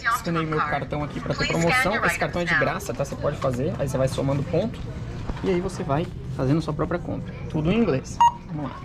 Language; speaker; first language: Portuguese; native; Portuguese